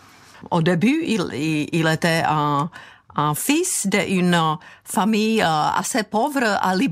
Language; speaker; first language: French; non-native, fluent; Czech